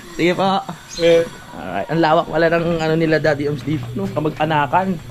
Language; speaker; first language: Filipino; native; Filipino